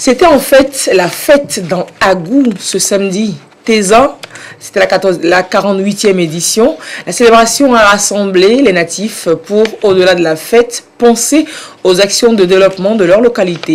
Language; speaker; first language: French; native; French